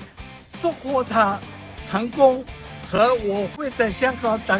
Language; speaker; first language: Chinese; non-native, local second language; Cantonese